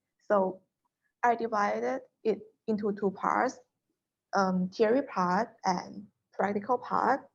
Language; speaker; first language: English; non-native, learner; Thai